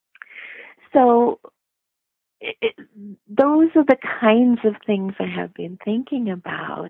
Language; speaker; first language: English; non-native, local second language; Gujarati